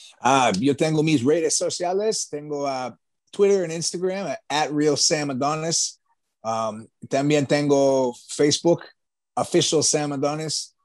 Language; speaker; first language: Spanish; non-native, learner; English